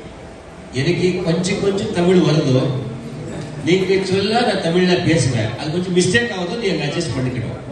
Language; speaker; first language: Tamil; non-native, learner; Kannada